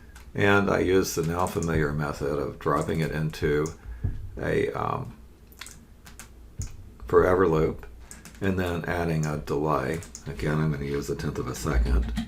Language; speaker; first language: English; native; English